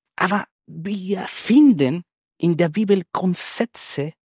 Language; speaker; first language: German; non-native, fluent; Spanish